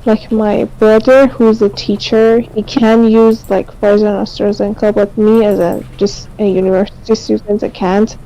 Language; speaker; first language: English; non-native, fluent; Persian